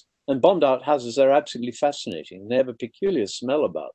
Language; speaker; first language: English; native; English